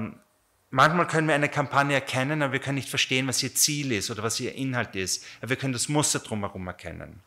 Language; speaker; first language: German; native; German